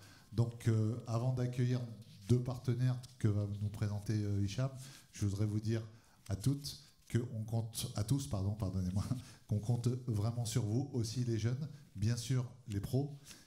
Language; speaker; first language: French; native; French